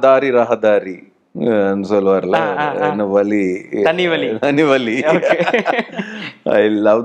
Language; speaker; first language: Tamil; non-native, learner; Telugu